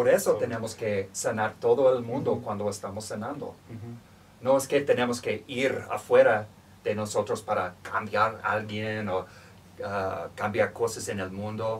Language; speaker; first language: Spanish; non-native, fluent; English